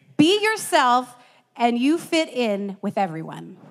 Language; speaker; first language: English; native; English